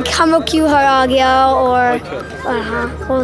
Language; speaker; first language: Hindi; early bilingual, heritage; Urdu